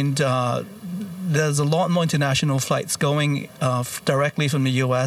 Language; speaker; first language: English; non-native, local second language; Cantonese